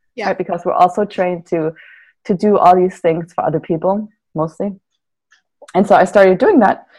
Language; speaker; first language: English; non-native, fluent; German